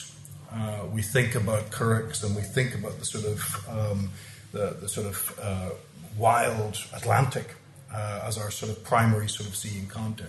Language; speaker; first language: English; native; English